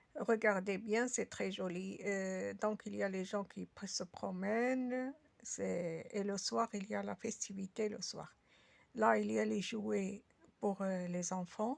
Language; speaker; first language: French; non-native, local second language; Arabic